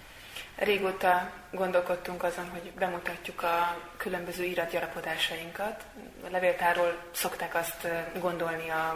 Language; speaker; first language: Hungarian; native; Hungarian